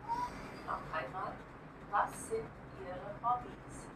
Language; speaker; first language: German; non-native, fluent; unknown